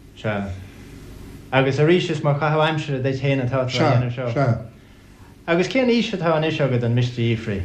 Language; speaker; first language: Irish; non-native, local second language; English